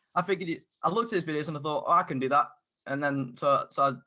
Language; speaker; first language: English; native; English